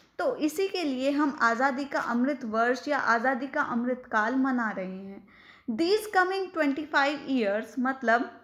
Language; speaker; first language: Hindi; native; Hindi